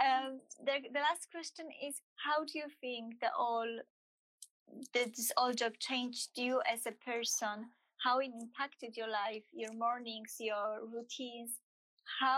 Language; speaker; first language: English; non-native, fluent; Polish